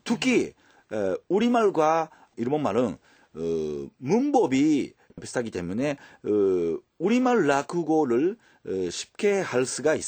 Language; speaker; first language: Korean; non-native, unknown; Japanese